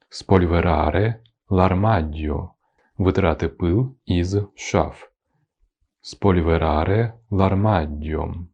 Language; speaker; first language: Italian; non-native, fluent; Ukrainian